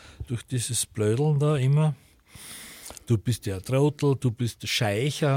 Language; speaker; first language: German; native; German